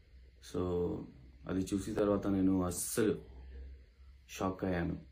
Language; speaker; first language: Telugu; non-native, learner; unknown